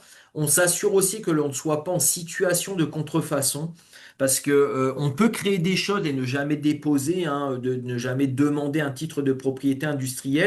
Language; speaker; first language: French; native; French